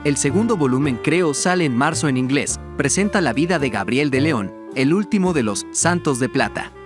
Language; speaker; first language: Spanish; native; Spanish